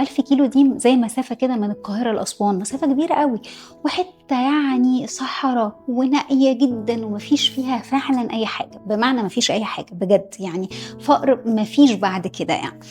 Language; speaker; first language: Arabic; native; Arabic